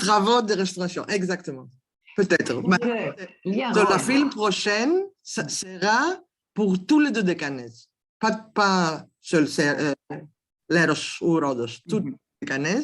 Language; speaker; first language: French; non-native, learner; Greek